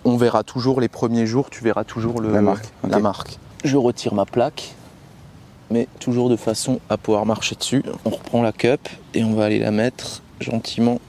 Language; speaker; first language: French; native; French